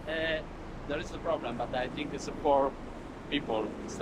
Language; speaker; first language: English; non-native, learner; Italian